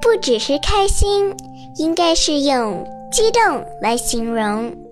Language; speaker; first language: Chinese; early bilingual, other home language; English